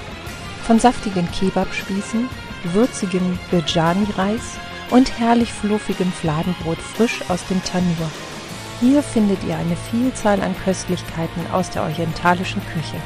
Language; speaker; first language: German; native; German